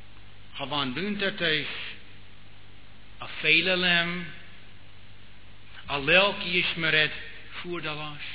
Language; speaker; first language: Hungarian; non-native, fluent; English